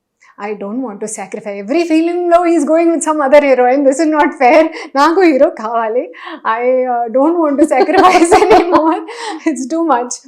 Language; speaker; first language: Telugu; non-native, local second language; Hindi